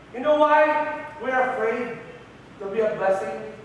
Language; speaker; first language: English; non-native, local second language; Filipino